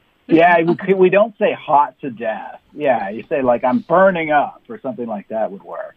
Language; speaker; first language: English; native; English